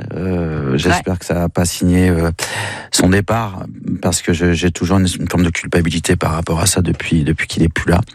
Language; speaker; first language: French; native; French